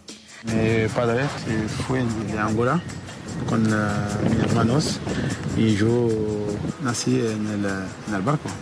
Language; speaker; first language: Spanish; non-native, learner; French